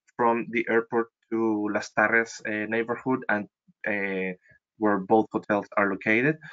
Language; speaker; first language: English; non-native, fluent; Spanish